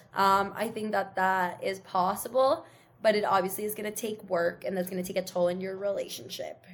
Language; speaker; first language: English; early bilingual, other home language; Spanish